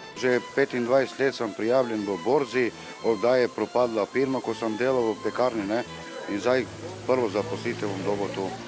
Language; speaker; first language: Slovenian; non-native, local second language; Romany